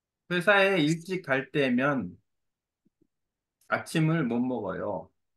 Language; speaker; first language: Korean; native; Korean